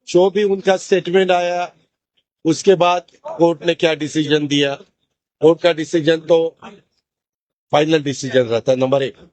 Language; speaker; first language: Hindi; non-native, local second language; Marathi